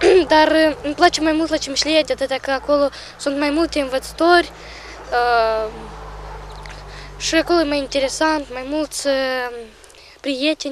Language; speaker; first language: Romanian; non-native, local second language; Russian